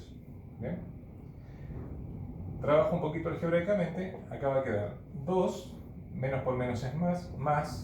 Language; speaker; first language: Spanish; native; Spanish